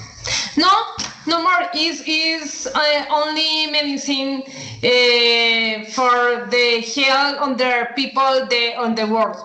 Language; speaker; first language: English; non-native, learner; Spanish